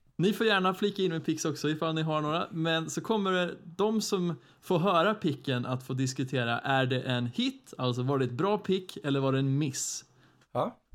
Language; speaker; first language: Swedish; native; Swedish